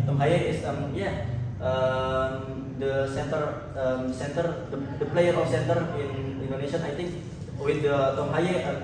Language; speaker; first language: English; non-native, learner; Indonesian